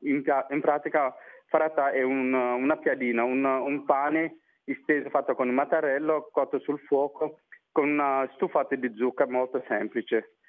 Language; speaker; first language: Italian; non-native, fluent; Morisyen